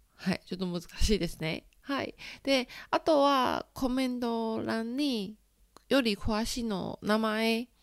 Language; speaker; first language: Japanese; non-native, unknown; Chinese